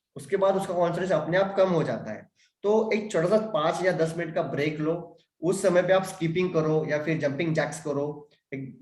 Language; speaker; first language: Hindi; non-native, local second language; Marathi